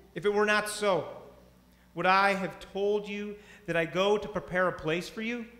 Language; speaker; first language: English; native; English